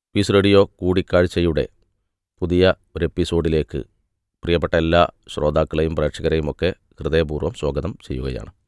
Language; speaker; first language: Malayalam; native; Malayalam